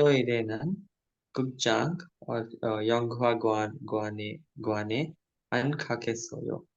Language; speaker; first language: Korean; non-native, learner; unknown